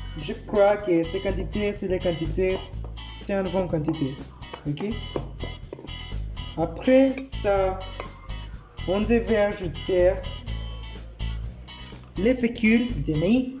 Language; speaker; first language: French; non-native, learner; Spanish